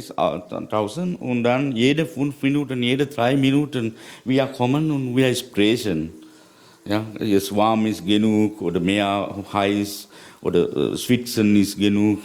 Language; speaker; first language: German; non-native, learner; Sinhala